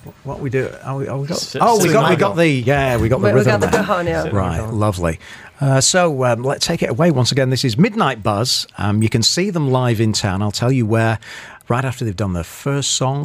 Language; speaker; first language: English; native; English